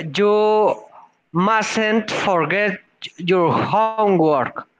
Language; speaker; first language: English; non-native, learner; Spanish